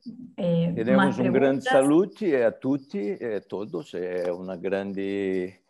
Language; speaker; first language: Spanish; non-native, learner; Portuguese